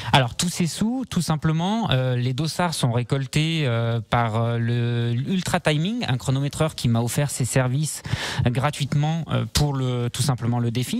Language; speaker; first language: French; native; French